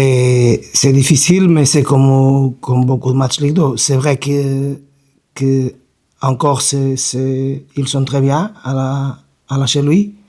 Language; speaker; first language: French; non-native, learner; Portuguese